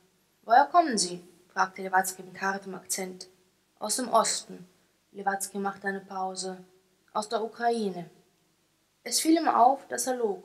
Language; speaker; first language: German; non-native, fluent; Ukrainian